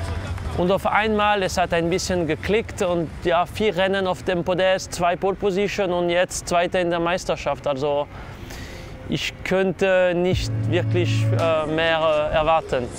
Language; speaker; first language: German; non-native, local second language; French